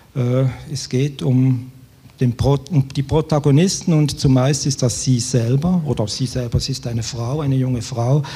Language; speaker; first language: German; native; German